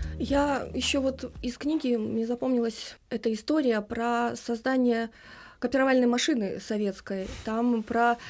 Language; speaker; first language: Russian; non-native, local second language; Lithuanian